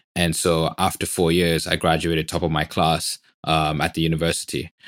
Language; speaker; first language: English; non-native, local second language; Swahili